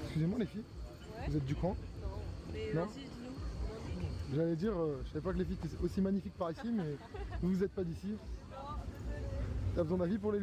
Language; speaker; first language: French; native; French